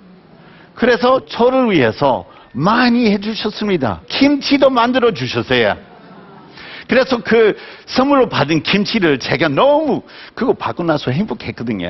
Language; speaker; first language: Korean; non-native, fluent; English